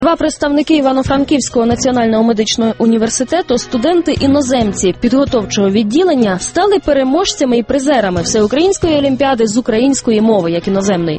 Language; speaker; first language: Ukrainian; native; Ukrainian